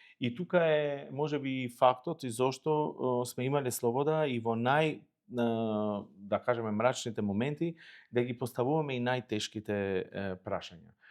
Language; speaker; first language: Macedonian; non-native, local second language; Albanian